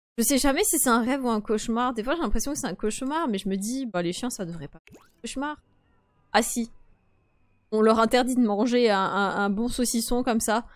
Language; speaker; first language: French; early bilingual, other home language; Polish